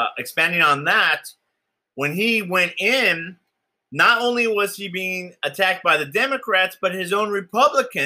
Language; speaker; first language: English; native; English